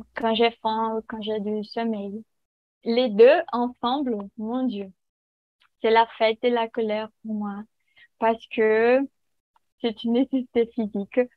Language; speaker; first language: French; non-native, learner; Portuguese